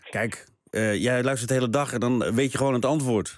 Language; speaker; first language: Dutch; native; Dutch